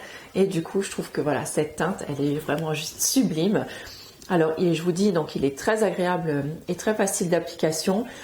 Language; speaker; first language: French; native; French